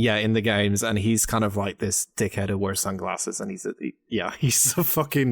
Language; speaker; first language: English; native; English